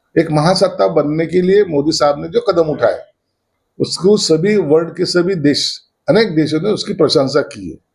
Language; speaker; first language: Hindi; non-native, local second language; Marathi